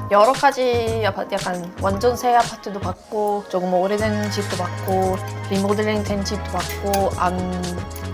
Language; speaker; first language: Korean; non-native, fluent; Swedish